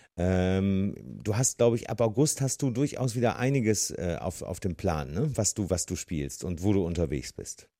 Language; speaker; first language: German; native; German